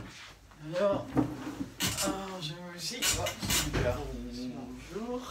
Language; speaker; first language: French; non-native, learner; Spanish